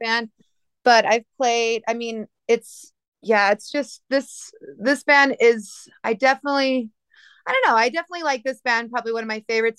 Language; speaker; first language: English; native; English